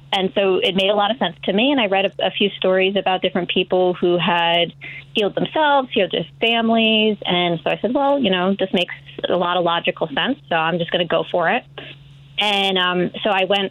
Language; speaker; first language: English; native; English